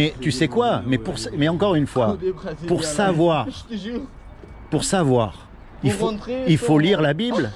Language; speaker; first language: French; native; French